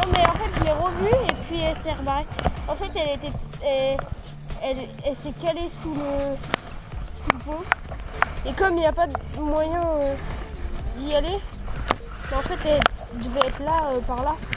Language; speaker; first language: French; native; French